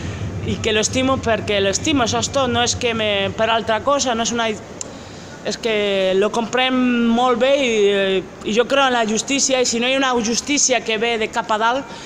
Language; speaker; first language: Catalan; non-native, local second language; Spanish